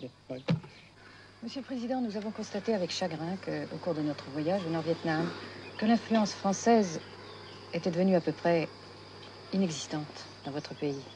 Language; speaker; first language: French; native; French